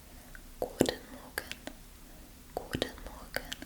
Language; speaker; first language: German; non-native, fluent; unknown